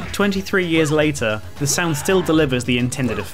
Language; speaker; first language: English; native; English